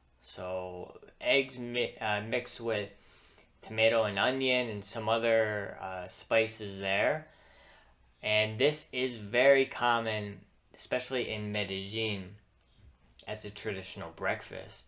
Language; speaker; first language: English; native; English